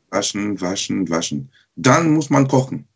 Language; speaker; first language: German; non-native, learner; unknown